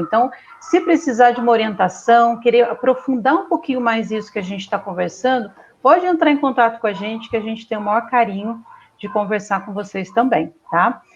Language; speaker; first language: Portuguese; native; Portuguese